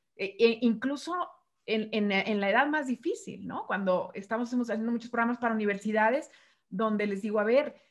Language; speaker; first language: Spanish; native; Spanish